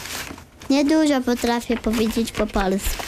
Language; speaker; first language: Polish; early bilingual, heritage; Portuguese